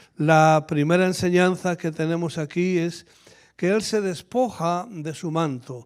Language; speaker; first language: Spanish; native; Spanish